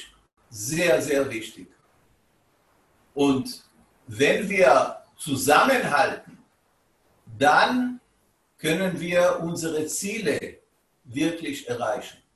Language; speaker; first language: German; non-native, fluent; Hebrew